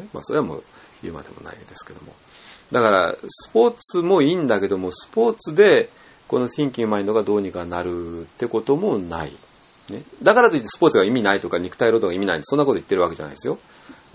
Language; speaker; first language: Japanese; native; Japanese